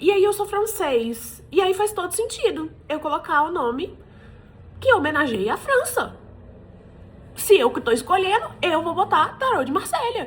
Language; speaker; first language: Portuguese; native; Portuguese